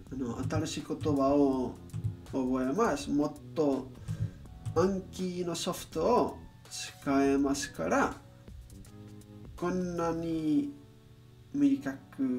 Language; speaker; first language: Japanese; non-native, learner; English